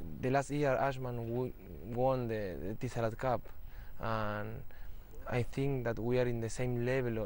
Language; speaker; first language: English; non-native, fluent; Spanish